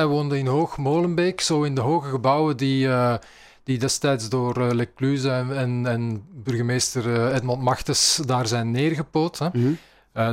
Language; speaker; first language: Dutch; native; Dutch